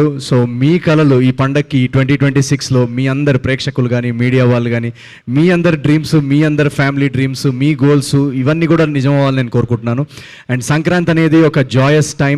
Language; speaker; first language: Telugu; native; Telugu